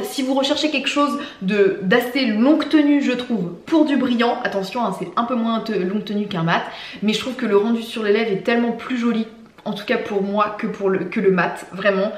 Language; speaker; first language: French; native; French